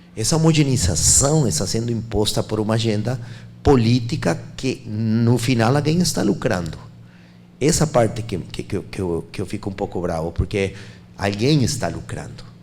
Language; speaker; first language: Portuguese; non-native, fluent; Spanish